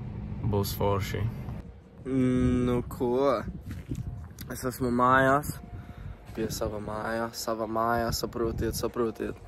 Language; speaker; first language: Latvian; early bilingual, heritage; Latvian